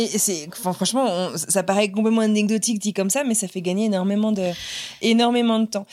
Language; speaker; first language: French; native; French